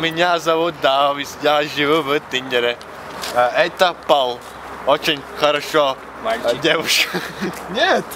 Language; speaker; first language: Russian; non-native, local second language; Latvian